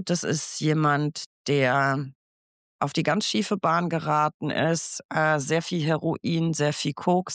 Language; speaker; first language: German; native; German